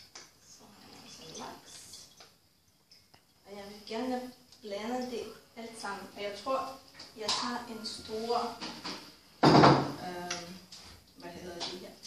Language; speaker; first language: Danish; non-native, fluent; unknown